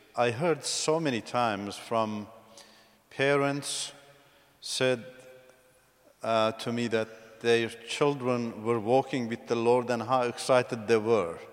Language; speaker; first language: English; non-native, fluent; Persian